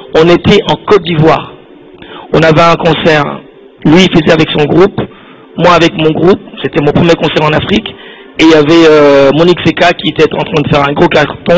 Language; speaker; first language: French; non-native, local second language; Lingala